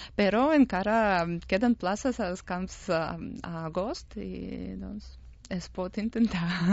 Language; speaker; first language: Catalan; non-native, fluent; Russian